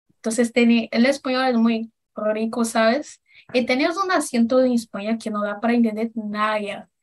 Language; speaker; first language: Spanish; non-native, learner; Portuguese